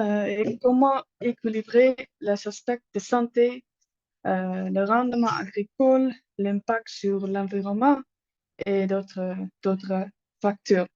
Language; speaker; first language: French; non-native, learner; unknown